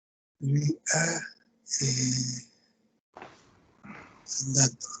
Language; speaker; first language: Italian; non-native, learner; Spanish